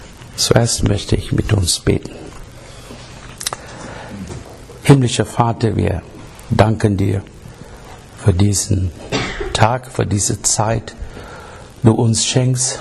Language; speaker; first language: German; non-native, learner; English